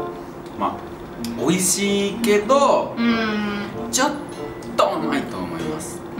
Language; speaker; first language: Japanese; non-native, learner; Spanish